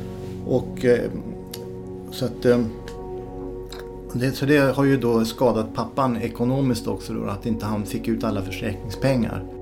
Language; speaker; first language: Swedish; native; Swedish